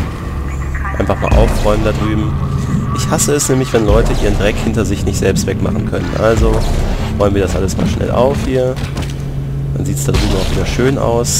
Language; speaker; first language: German; native; German